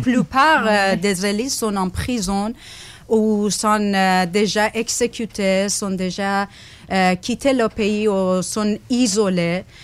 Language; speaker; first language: French; non-native, fluent; Persian